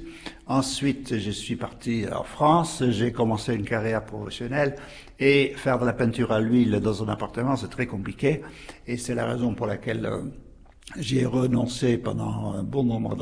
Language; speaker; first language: French; native; French